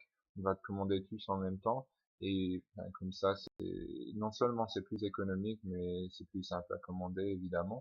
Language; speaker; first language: French; non-native, fluent; English